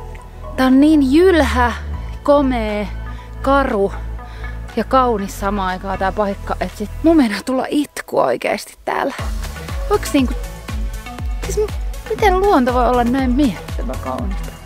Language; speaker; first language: Finnish; native; Finnish